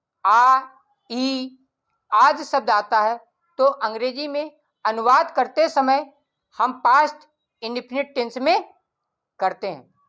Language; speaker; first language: Hindi; native; Hindi